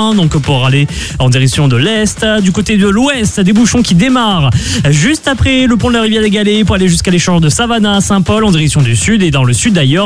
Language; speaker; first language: French; native; French